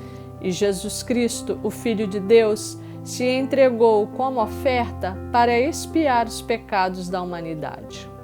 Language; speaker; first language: Portuguese; native; Portuguese